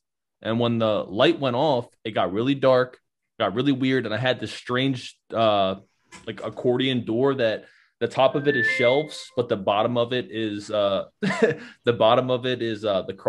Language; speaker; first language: English; native; English